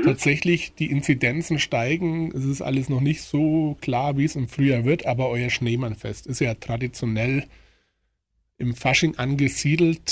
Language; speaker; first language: German; native; German